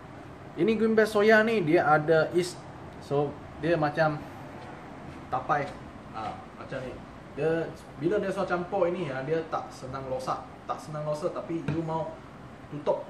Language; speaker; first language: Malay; non-native, local second language; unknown